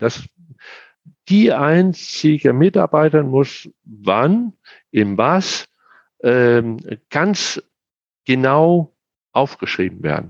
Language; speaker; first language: German; non-native, fluent; Danish